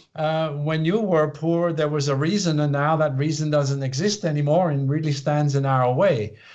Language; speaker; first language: English; non-native, fluent; Swiss German